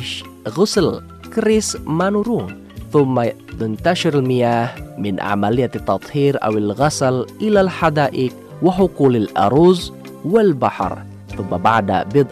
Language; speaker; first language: Arabic; non-native, fluent; Indonesian